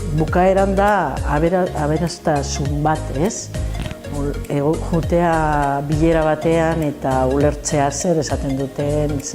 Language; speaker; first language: Basque; non-native, learner; Catalan